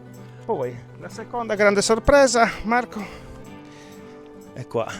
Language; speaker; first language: Italian; native; Italian